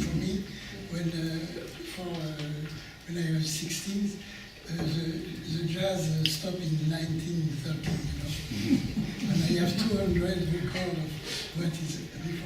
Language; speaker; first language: English; non-native, learner; French